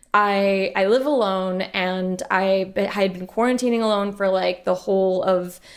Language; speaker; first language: English; native; English